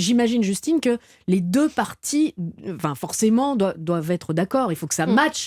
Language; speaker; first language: French; native; French